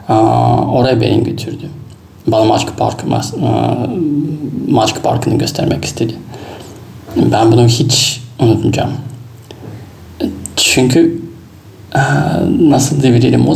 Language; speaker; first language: Turkish; non-native, fluent; Russian